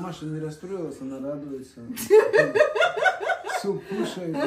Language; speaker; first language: Russian; native; Russian